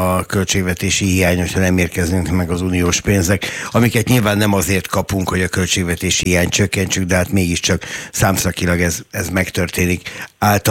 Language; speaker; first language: Hungarian; native; Hungarian